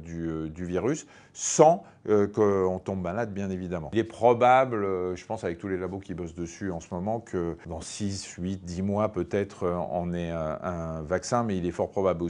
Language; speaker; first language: French; native; French